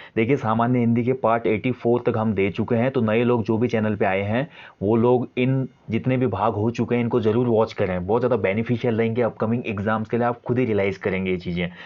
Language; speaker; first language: Hindi; native; Hindi